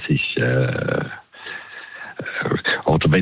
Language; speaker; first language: German; non-native, fluent; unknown